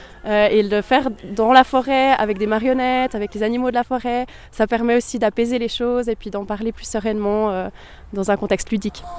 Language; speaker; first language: French; native; French